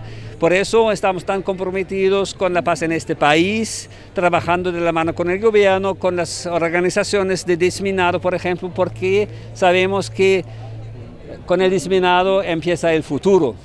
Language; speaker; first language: Spanish; non-native, fluent; German